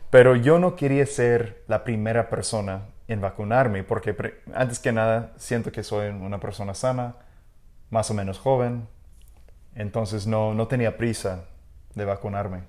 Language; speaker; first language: Spanish; non-native, fluent; English